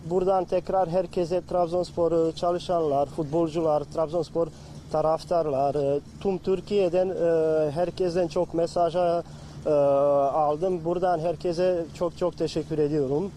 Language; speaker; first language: Turkish; non-native, learner; Bosnian